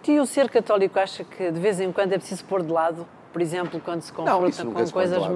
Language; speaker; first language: Portuguese; native; Portuguese